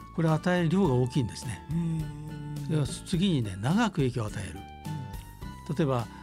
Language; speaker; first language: Japanese; native; Japanese